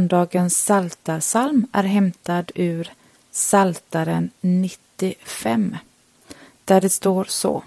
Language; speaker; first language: Swedish; native; Swedish